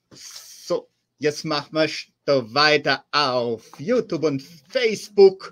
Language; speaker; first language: German; early bilingual, heritage; German